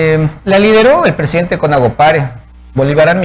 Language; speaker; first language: Spanish; native; Spanish